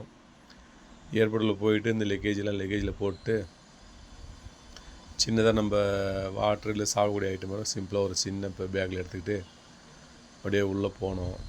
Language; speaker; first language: Tamil; native; Tamil